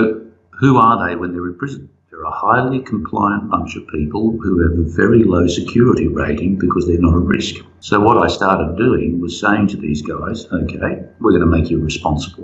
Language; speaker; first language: English; native; English